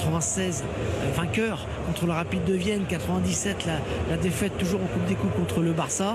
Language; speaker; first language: French; native; French